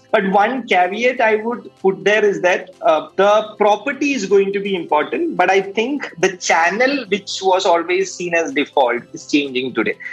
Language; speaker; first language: English; non-native, local second language; Malayalam